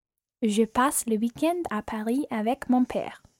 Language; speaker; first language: French; non-native, learner; English